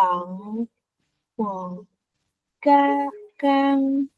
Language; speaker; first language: Chinese; non-native, learner; Vietnamese